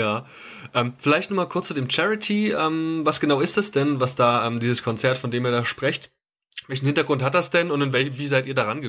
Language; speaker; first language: German; native; German